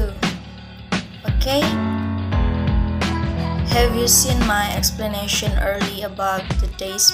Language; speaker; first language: English; non-native, learner; Indonesian